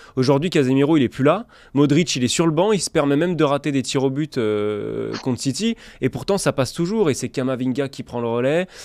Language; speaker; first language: French; native; French